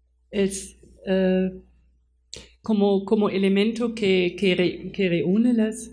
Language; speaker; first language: Spanish; non-native, fluent; German